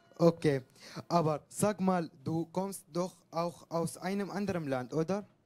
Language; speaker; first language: German; non-native, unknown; Arabic